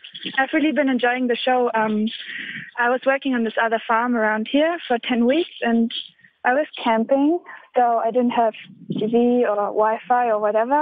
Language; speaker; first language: English; non-native, fluent; German